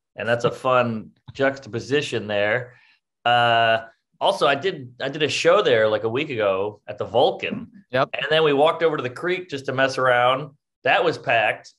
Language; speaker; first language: English; native; English